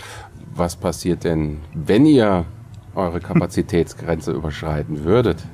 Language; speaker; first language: German; native; German